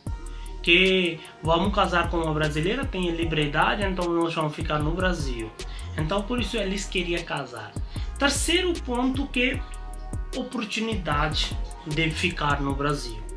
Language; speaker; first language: Portuguese; non-native, learner; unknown